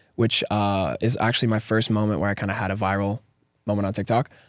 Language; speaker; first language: English; native; English